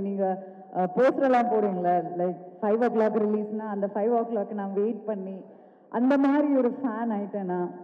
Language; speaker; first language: Tamil; non-native, local second language; Malayalam